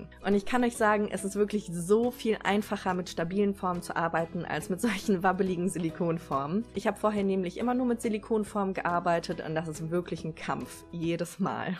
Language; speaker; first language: German; native; German